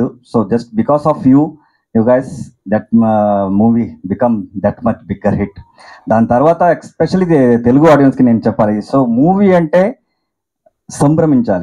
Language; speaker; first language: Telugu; non-native, local second language; Kannada